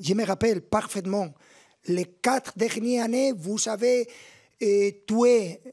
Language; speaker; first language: French; non-native, fluent; Spanish